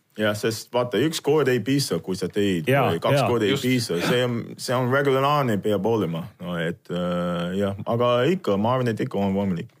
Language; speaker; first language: Estonian; non-native, fluent; English